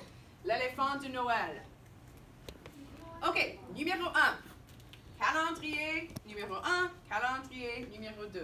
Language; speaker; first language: French; non-native, fluent; English